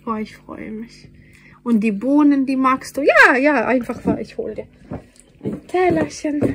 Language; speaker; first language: German; non-native, fluent; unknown